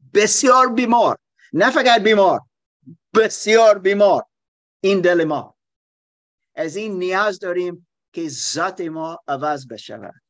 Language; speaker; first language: Persian; non-native, learner; German